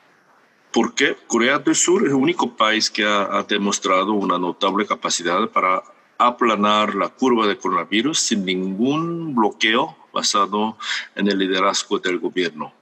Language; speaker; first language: Spanish; non-native, fluent; Korean